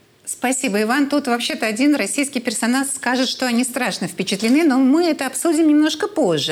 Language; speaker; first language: Russian; native; Russian